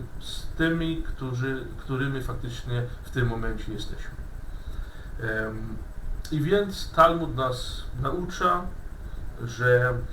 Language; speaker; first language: Polish; non-native, fluent; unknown